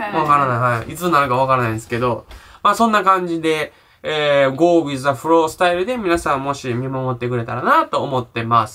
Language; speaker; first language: Japanese; native; Japanese